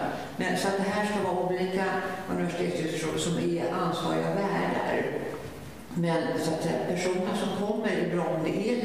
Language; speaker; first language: Swedish; native; Swedish